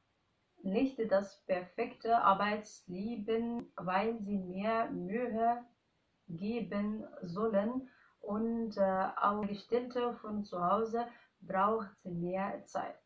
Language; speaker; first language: German; non-native, fluent; Arabic